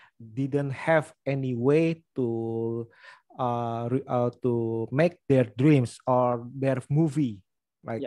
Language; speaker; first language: English; non-native, learner; Indonesian